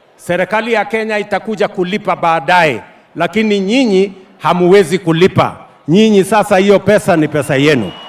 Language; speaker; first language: Swahili; non-native, local second language; Kalenjin